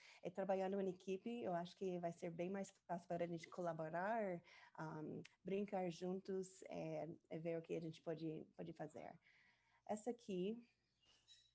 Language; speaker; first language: Portuguese; non-native, learner; English